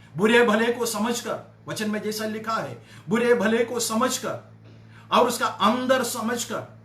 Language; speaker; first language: Hindi; non-native, local second language; Malayalam